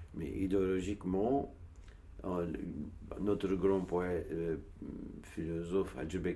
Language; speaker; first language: French; non-native, learner; Turkish